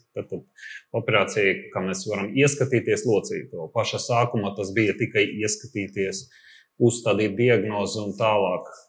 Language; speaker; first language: Latvian; non-native, local second language; Russian